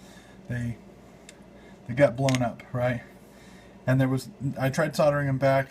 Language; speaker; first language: English; native; English